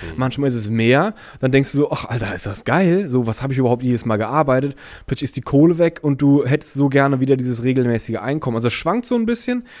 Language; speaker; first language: German; native; German